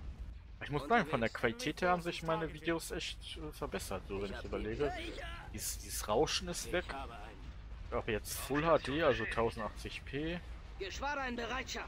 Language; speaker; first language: German; native; German